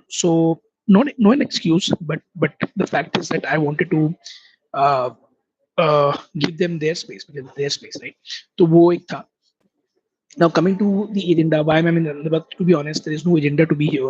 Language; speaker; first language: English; non-native, local second language; Hindi